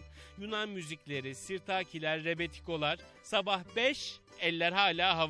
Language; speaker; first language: Turkish; native; Turkish